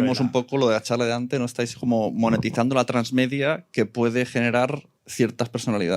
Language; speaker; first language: Spanish; native; Spanish